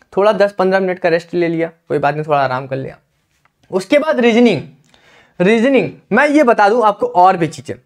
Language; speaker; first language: Hindi; native; Hindi